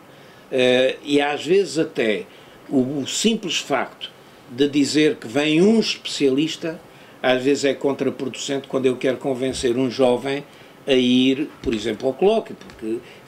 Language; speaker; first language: Portuguese; native; Portuguese